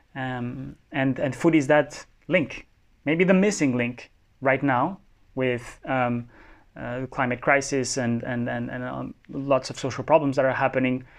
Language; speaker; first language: English; non-native, fluent; Spanish